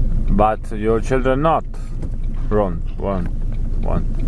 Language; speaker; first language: English; non-native, learner; Romanian